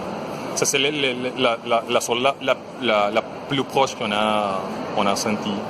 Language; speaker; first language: French; non-native, fluent; Spanish